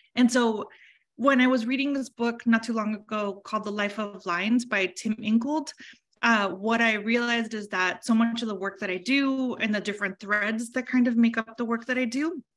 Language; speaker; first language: English; early bilingual, other home language; Spanish